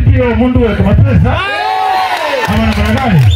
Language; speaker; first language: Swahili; non-native, local second language; Luyia